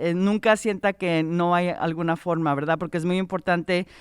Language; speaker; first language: Spanish; early bilingual, heritage; Spanish